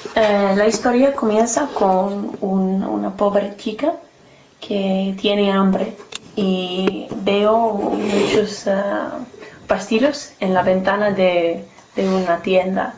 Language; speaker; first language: Spanish; non-native, learner; English